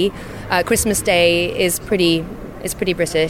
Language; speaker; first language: English; native; English